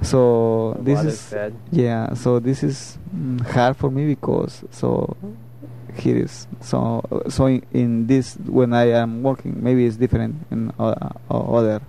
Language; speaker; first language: English; non-native, learner; Spanish